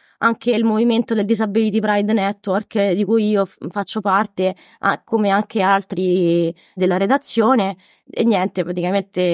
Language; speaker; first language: Italian; native; Italian